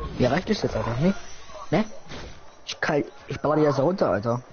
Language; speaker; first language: German; native; German